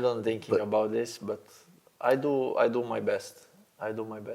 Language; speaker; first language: English; non-native, learner; Slovenian